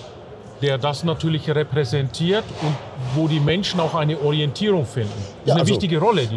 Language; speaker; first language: German; native; German